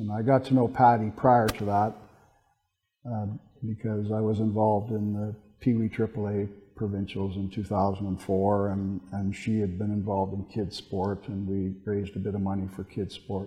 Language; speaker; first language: English; native; English